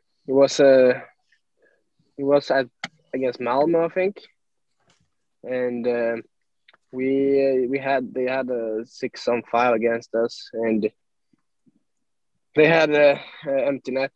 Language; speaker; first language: English; non-native, fluent; Swedish